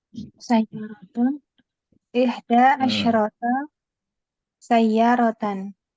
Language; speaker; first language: Arabic; non-native, learner; Indonesian